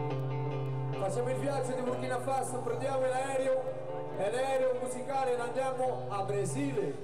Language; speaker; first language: Italian; non-native, learner; Portuguese